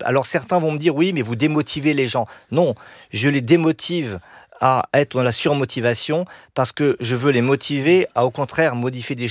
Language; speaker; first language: French; native; French